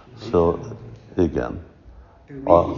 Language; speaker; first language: Hungarian; non-native, fluent; English